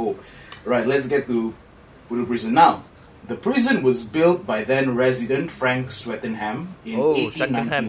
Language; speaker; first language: English; non-native, local second language; Malay